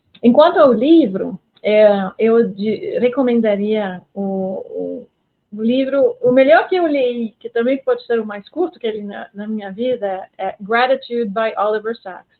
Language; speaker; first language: Portuguese; non-native, fluent; French